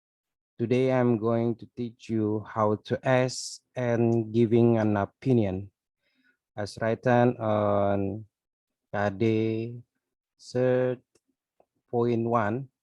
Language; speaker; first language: English; non-native, learner; Indonesian